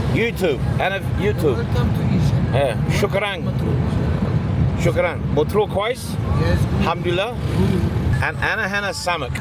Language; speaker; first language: Arabic; non-native, learner; English